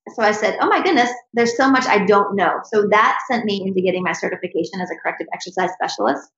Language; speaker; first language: English; native; English